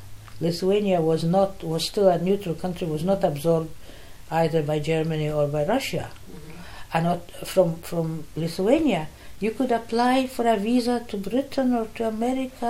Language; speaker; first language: English; non-native, fluent; Polish